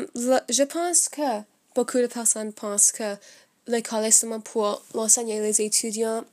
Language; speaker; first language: French; non-native, fluent; English